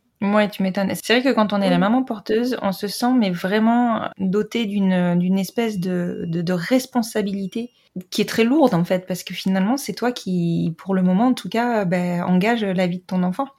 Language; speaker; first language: French; native; French